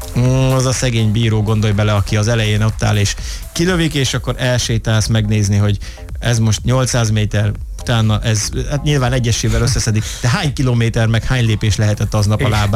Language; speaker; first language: Hungarian; native; Hungarian